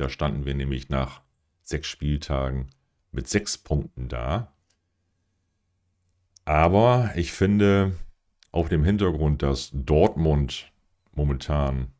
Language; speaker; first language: German; native; German